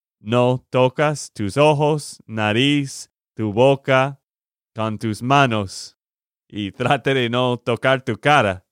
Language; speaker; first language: Spanish; non-native, learner; English